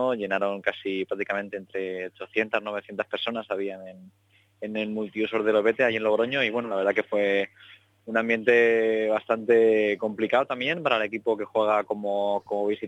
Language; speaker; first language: Spanish; native; Spanish